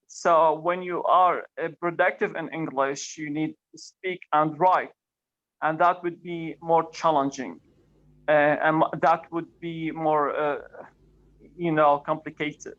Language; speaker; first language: English; non-native, fluent; Arabic